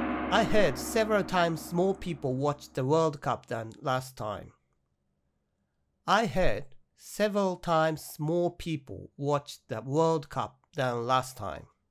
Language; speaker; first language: English; non-native, fluent; Japanese